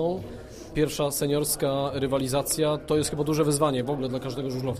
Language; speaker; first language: Polish; native; Polish